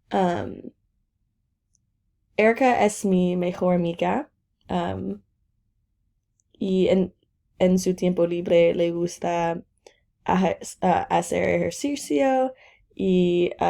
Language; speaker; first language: Spanish; non-native, learner; English